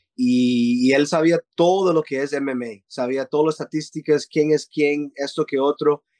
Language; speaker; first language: Spanish; early bilingual, heritage; Spanish